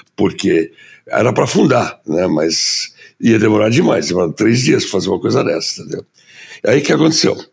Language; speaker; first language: Portuguese; early bilingual, other home language; German